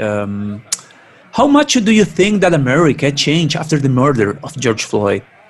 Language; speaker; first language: English; non-native, fluent; Spanish